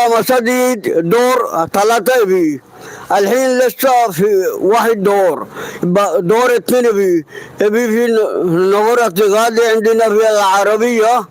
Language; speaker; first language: Arabic; non-native, learner; Bangla